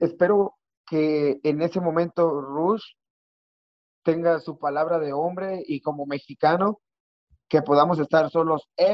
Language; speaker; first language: English; non-native, learner; Spanish